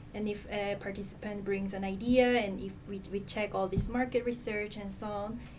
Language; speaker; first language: English; non-native, fluent; Korean